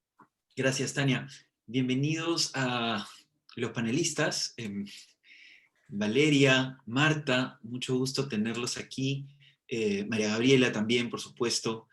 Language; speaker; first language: Spanish; native; Spanish